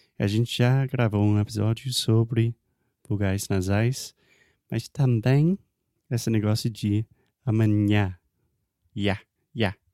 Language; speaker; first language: Portuguese; non-native, fluent; English